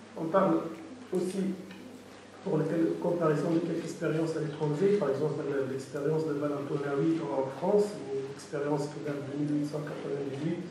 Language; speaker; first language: French; non-native, local second language; Arabic